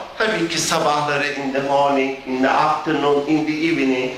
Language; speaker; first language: English; non-native, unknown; Turkish